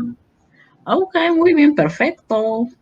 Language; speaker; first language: Spanish; non-native, fluent; English